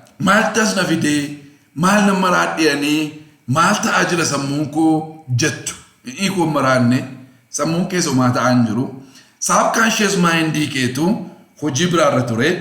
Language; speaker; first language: Oromo; non-native, local second language; Amharic